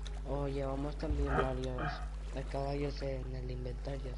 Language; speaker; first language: Spanish; native; Spanish